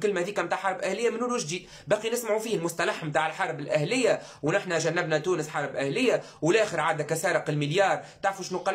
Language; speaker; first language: Arabic; native; Arabic